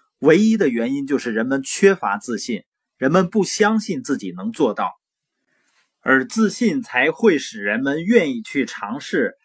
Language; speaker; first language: Chinese; native; Chinese